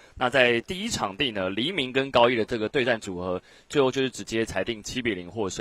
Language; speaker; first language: Chinese; native; Chinese